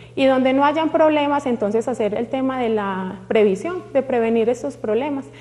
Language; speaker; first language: Spanish; native; Spanish